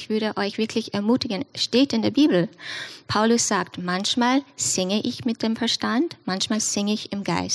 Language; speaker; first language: German; non-native, fluent; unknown